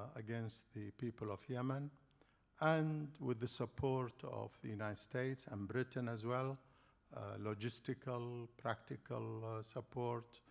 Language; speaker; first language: English; non-native, fluent; Arabic